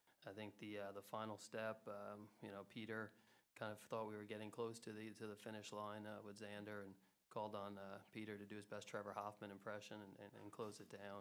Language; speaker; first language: English; native; English